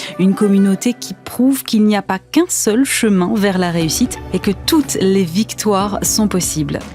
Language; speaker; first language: French; native; French